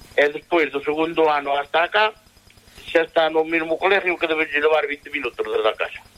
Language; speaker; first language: Galician; native; Galician